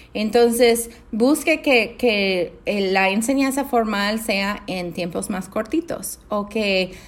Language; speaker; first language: Spanish; non-native, fluent; English